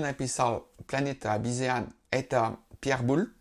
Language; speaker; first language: Russian; non-native, fluent; French